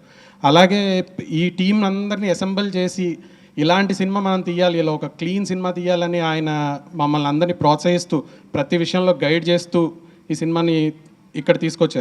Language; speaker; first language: Telugu; native; Telugu